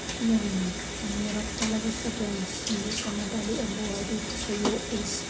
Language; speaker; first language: Filipino; non-native, local second language; Waray